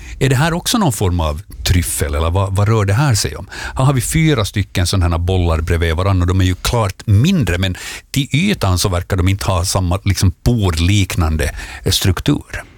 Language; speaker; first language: Swedish; native; Swedish